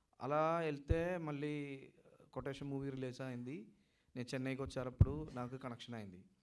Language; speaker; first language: Telugu; non-native, learner; Malayalam